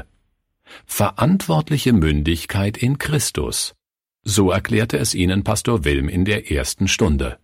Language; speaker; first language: German; native; German